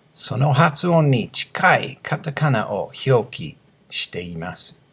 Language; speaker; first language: Japanese; non-native, fluent; English